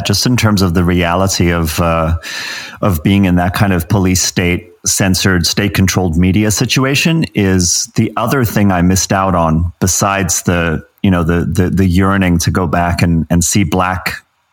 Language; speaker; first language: English; native; English